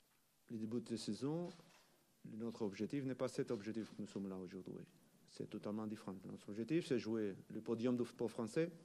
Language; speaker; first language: French; non-native, learner; Portuguese